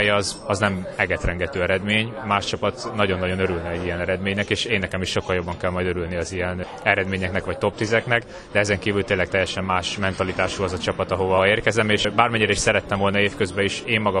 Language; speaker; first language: Hungarian; native; Hungarian